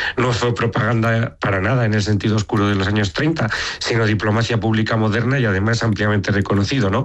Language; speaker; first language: Spanish; native; Spanish